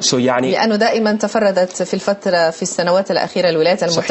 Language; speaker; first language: Arabic; native; Arabic